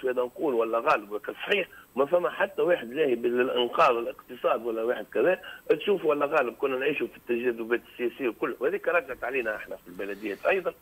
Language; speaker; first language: Arabic; native; Arabic